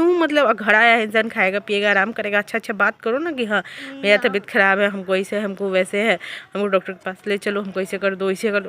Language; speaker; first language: Hindi; native; Hindi